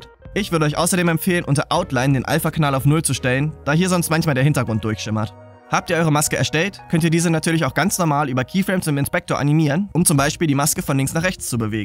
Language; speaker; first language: German; native; German